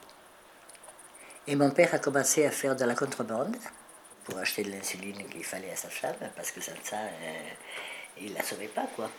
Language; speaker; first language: French; early bilingual, other home language; Spanish